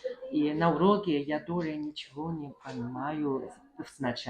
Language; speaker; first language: Russian; non-native, learner; Chinese